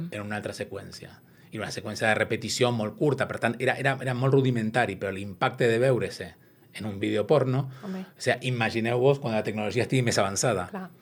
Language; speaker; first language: Catalan; non-native, local second language; Spanish